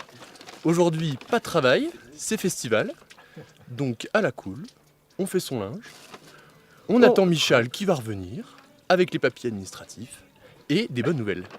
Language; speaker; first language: French; native; French